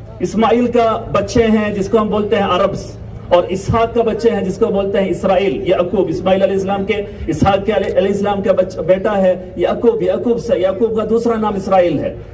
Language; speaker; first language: Urdu; non-native, local second language; Malayalam